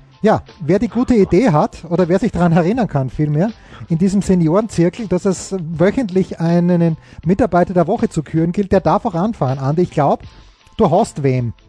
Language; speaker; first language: German; native; German